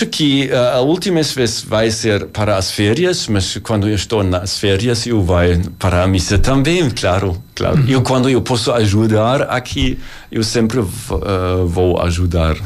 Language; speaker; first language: Portuguese; non-native, learner; German